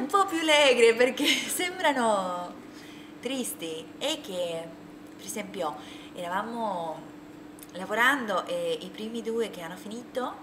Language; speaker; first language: Italian; non-native, learner; Spanish